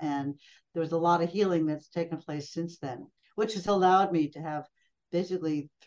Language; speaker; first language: English; native; English